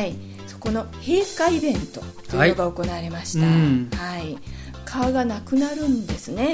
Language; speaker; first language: Japanese; native; Japanese